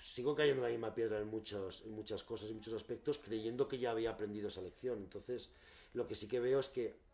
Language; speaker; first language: Spanish; native; Spanish